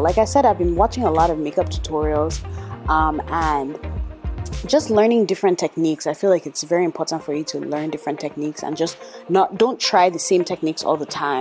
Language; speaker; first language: English; native; English